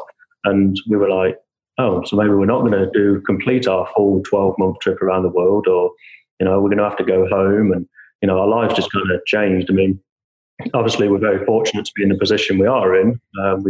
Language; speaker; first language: English; native; English